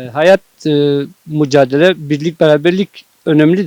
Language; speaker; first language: Turkish; non-native, local second language; Zaza